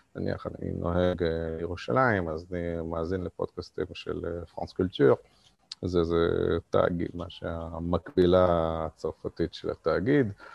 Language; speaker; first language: Hebrew; non-native, fluent; Russian